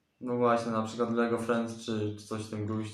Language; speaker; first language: Polish; native; Polish